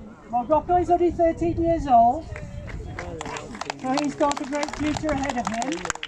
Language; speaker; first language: English; non-native, learner; French